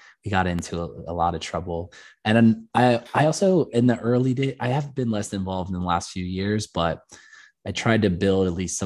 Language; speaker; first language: English; native; English